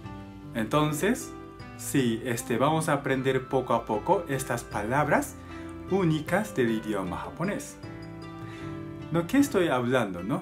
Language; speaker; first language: Spanish; non-native, learner; Japanese